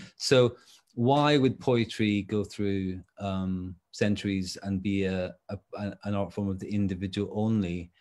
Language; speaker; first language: English; native; English